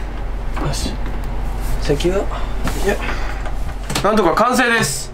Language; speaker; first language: Japanese; native; Japanese